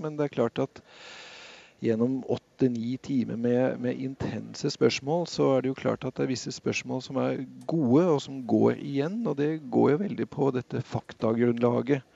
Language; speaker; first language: Norwegian; native; Norwegian